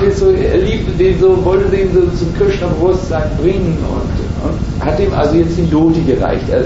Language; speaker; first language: German; native; German